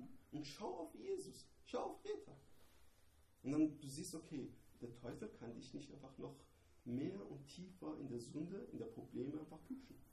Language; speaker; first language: German; non-native, learner; Persian